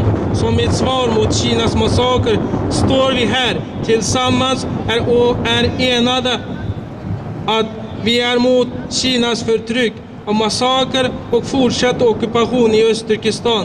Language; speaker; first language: Swedish; non-native, fluent; Uyghur